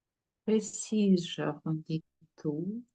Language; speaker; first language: French; non-native, learner; Russian